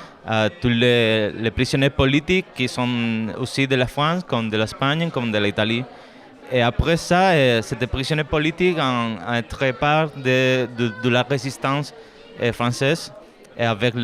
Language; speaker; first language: French; non-native, learner; Spanish